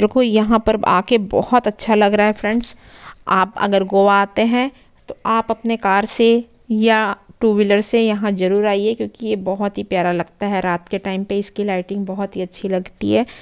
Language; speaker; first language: Hindi; native; Hindi